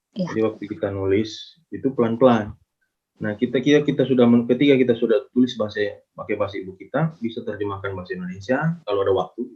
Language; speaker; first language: Indonesian; non-native, local second language; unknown